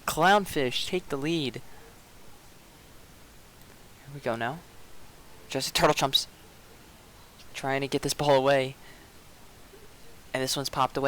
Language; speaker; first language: English; native; English